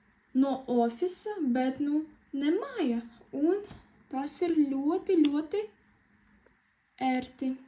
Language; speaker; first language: Latvian; non-native, learner; Russian